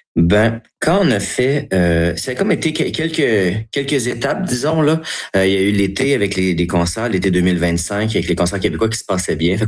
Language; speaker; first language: French; native; French